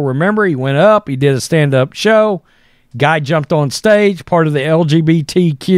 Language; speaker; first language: English; native; English